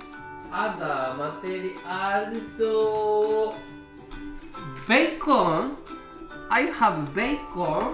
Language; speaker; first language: English; non-native, learner; Japanese